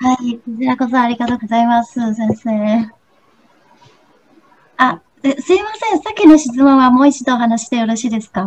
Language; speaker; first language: Japanese; non-native, learner; Chinese